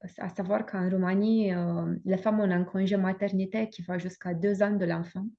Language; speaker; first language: French; non-native, fluent; Romanian